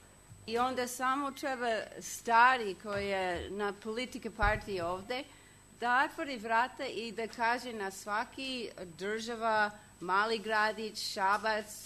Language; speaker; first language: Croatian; non-native, learner; English